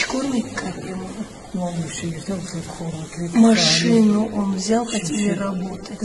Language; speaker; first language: Russian; non-native, learner; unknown